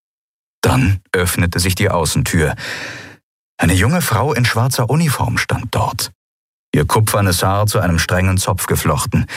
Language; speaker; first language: German; native; German